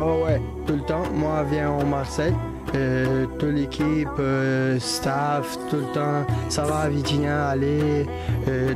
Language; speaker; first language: French; non-native, learner; Portuguese